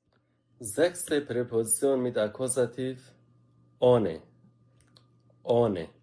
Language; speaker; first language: German; non-native, fluent; Arabic